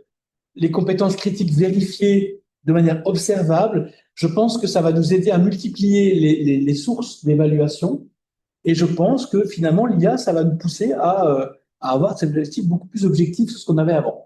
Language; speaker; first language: French; native; French